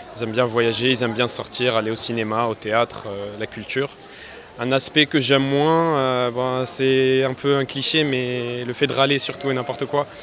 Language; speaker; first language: French; non-native, local second language; Arabic